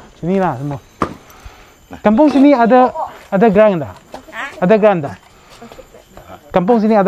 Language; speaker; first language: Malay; non-native, local second language; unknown